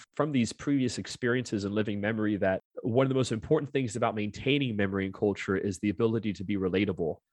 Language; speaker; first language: English; native; English